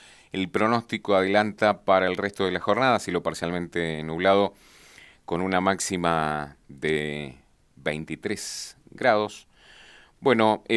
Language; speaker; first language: Spanish; native; Spanish